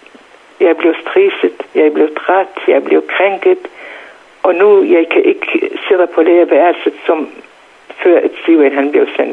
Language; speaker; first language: Danish; non-native, learner; Central Kurdish